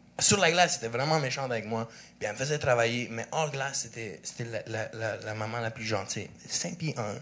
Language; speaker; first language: French; early bilingual, other home language; Russian